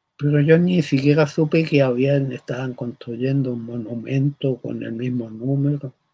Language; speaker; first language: Spanish; early bilingual, other home language; German